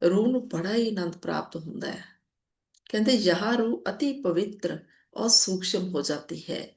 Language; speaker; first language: Hindi; non-native, local second language; Punjabi